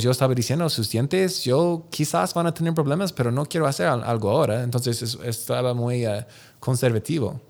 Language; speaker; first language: Spanish; non-native, learner; English